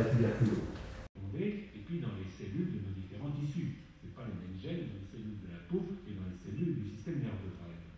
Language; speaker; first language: French; native; French